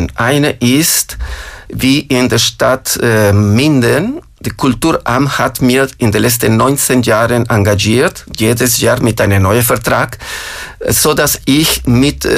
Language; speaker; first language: German; non-native, fluent; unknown